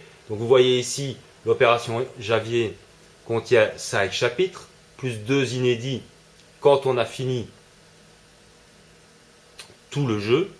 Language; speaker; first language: French; native; French